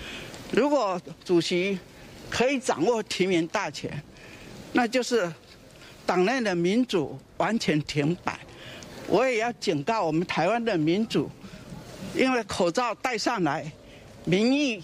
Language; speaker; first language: Chinese; native; Chinese